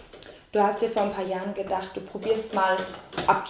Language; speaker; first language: German; native; German